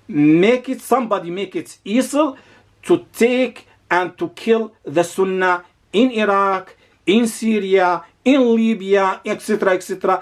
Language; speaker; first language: English; non-native, learner; Arabic